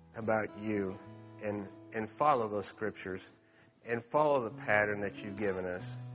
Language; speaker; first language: English; native; English